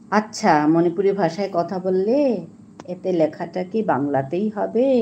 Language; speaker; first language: Bangla; non-native, local second language; Manipuri